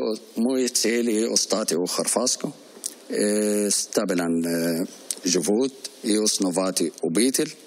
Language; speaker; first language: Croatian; non-native, learner; Arabic